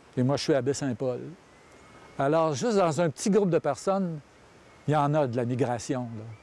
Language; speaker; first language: French; native; French